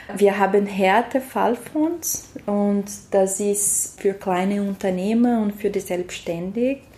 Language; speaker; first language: German; non-native, learner; Portuguese